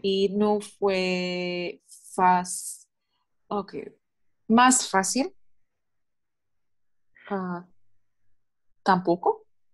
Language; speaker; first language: Spanish; non-native, learner; English